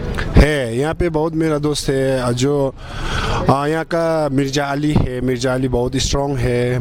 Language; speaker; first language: Hindi; non-native, learner; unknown